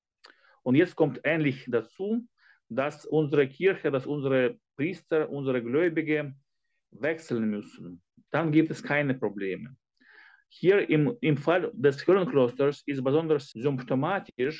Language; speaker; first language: German; non-native, fluent; Ukrainian